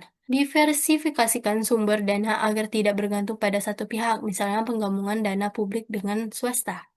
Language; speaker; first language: Indonesian; native; Indonesian